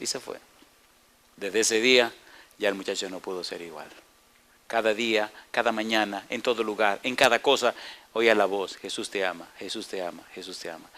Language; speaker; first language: Spanish; native; Spanish